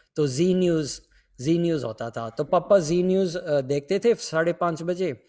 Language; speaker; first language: Hindi; early bilingual, heritage; Hindi